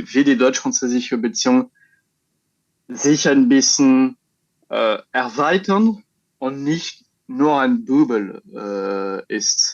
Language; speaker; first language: German; non-native, fluent; French